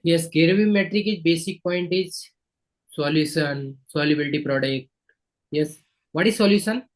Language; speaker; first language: English; non-native, local second language; Hindi